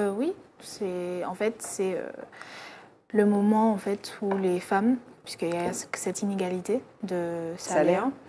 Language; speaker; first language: French; native; French